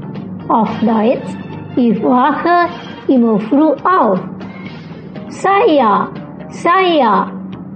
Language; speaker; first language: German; non-native, fluent; Indonesian